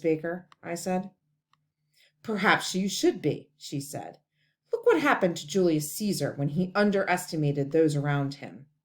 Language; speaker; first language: English; native; English